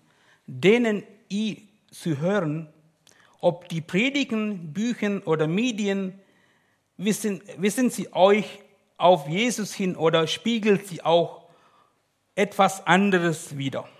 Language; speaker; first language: German; non-native, learner; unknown